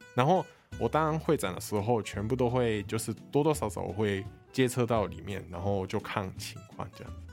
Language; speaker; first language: Chinese; non-native, fluent; Japanese